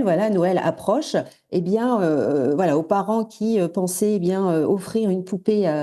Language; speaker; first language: French; native; French